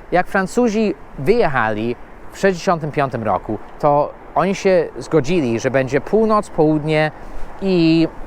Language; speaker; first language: Polish; non-native, fluent; English